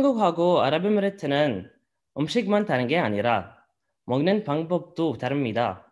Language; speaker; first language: Korean; non-native, learner; Arabic